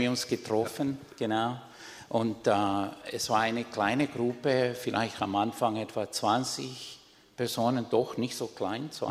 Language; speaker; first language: German; non-native, fluent; Spanish